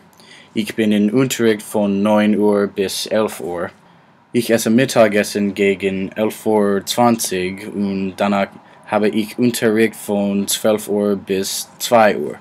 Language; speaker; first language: German; non-native, learner; English